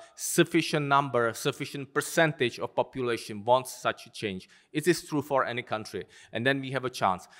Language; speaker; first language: English; non-native, fluent; Czech